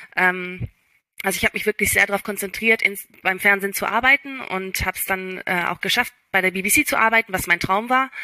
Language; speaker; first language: German; early bilingual, other home language; English